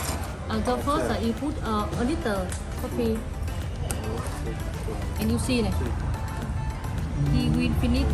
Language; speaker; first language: English; non-native, learner; Vietnamese